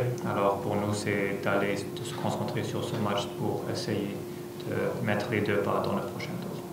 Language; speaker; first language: French; non-native, fluent; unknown